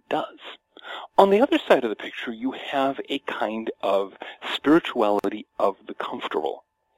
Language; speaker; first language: English; native; English